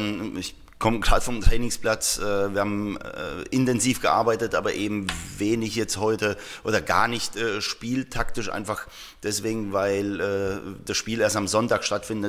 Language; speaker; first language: German; native; German